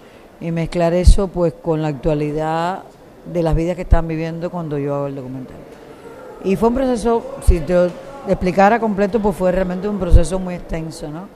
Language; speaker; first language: Spanish; native; Spanish